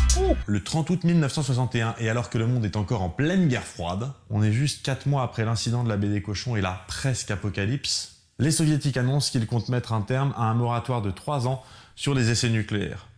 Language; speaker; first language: French; native; French